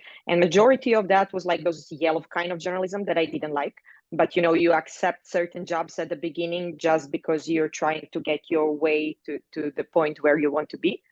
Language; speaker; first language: English; non-native, fluent; Croatian